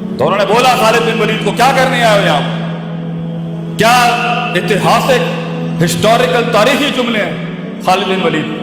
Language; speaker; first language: Urdu; non-native, local second language; Punjabi